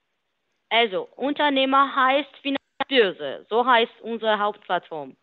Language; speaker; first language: German; non-native, learner; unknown